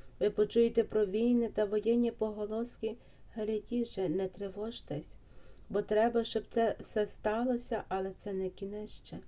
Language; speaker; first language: Ukrainian; native; Ukrainian